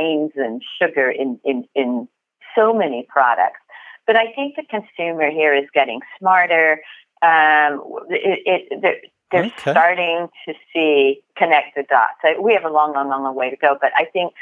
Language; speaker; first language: English; native; English